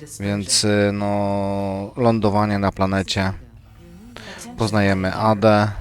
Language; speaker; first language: Polish; native; Polish